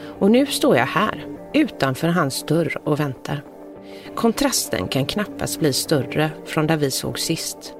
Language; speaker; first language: Swedish; native; Swedish